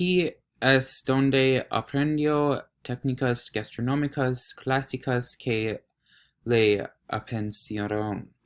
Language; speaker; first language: Spanish; non-native, learner; English